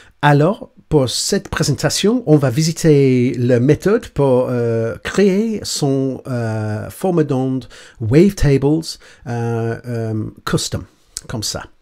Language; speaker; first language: French; non-native, learner; English